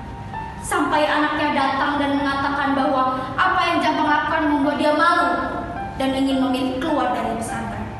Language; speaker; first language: Indonesian; native; Indonesian